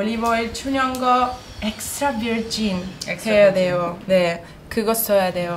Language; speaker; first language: Korean; non-native, learner; Italian